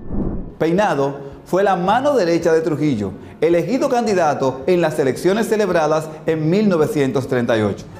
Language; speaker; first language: Spanish; native; Spanish